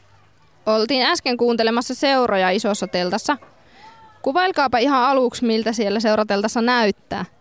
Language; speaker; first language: Finnish; native; Finnish